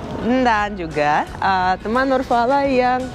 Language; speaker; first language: Indonesian; non-native, fluent; Russian